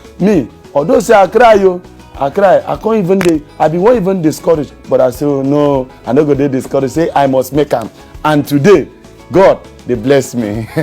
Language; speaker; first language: Nigerian Pidgin; non-native, local second language; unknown